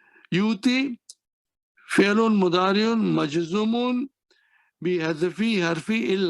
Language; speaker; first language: Arabic; non-native, fluent; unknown